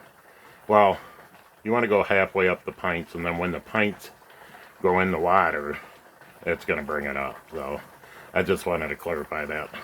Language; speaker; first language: English; native; English